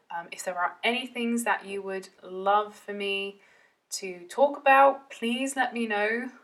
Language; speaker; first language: English; early bilingual, heritage; Dutch